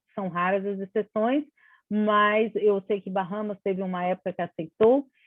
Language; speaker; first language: Portuguese; native; Portuguese